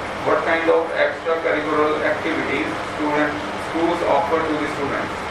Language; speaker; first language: English; non-native, local second language; Punjabi